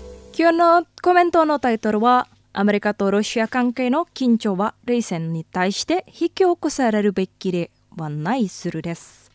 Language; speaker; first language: Japanese; non-native, fluent; Indonesian